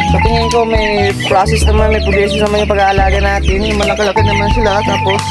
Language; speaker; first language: Filipino; non-native, local second language; Cebuano